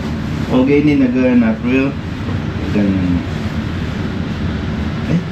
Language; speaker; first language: Chinese; non-native, learner; Filipino